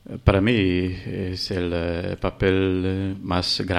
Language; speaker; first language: Spanish; non-native, learner; Hungarian